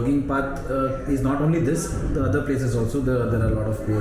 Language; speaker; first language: English; non-native, local second language; Hindi